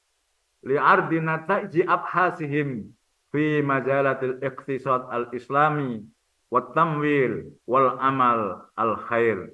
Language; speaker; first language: Arabic; non-native, fluent; Indonesian